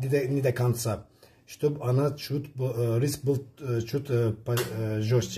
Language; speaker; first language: Russian; non-native, learner; Azerbaijani